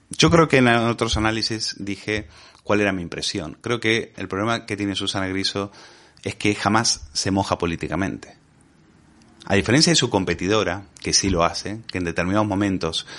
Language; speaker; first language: Spanish; native; Spanish